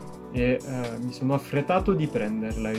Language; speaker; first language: Italian; non-native, fluent; French